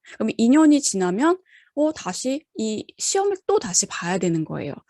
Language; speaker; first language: Korean; native; Korean